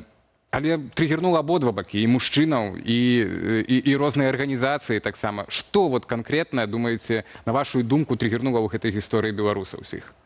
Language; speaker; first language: Belarusian; native; Belarusian